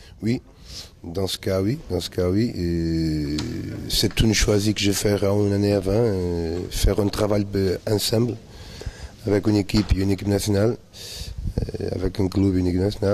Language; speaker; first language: French; non-native, learner; Portuguese